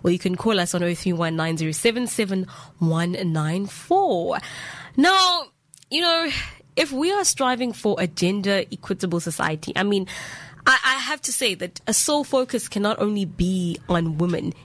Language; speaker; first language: English; non-native, local second language; Zulu